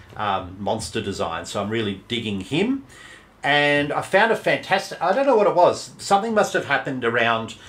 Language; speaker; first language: English; native; English